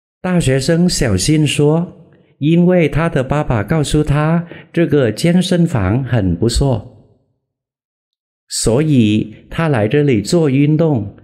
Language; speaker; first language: Chinese; non-native, fluent; Vietnamese